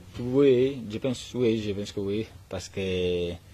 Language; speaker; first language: French; non-native, learner; Spanish